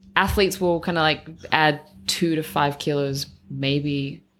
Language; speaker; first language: English; native; English